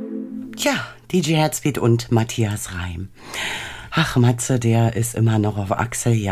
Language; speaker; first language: German; native; German